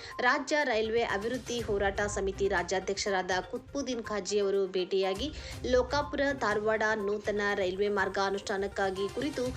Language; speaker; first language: Kannada; native; Kannada